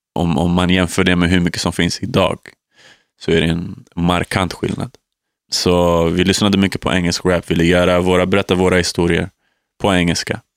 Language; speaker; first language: Swedish; native; Swedish